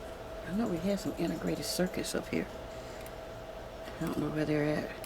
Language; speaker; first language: English; native; English